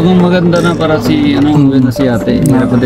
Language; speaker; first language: Filipino; non-native, learner; Punjabi